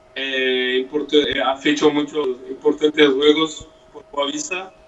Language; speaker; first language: Spanish; non-native, learner; Portuguese